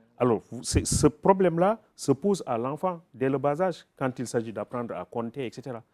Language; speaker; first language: French; non-native, local second language; Wolof